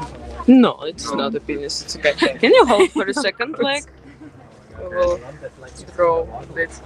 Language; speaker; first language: English; non-native, fluent; Ukrainian